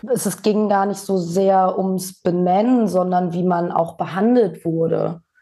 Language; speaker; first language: German; early bilingual, other home language; Bosnian